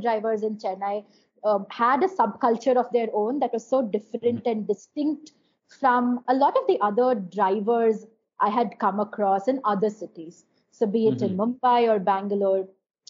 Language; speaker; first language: English; non-native, local second language; Tamil